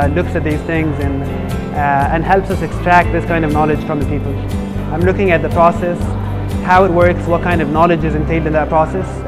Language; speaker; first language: English; non-native, fluent; Arabic